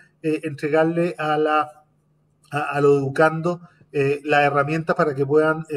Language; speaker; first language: Spanish; native; Spanish